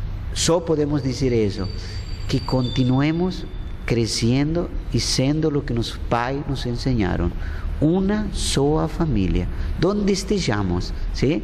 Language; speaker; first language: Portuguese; non-native, fluent; Spanish